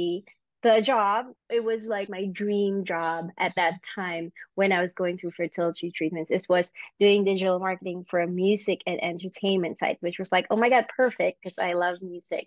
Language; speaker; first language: English; non-native, local second language; Filipino